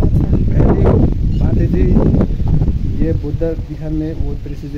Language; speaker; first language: Hindi; non-native, local second language; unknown